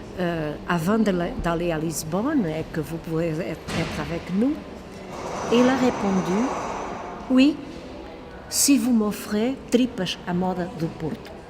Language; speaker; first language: French; non-native, fluent; Portuguese